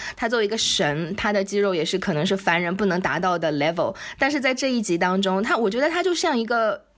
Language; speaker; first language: Chinese; native; Chinese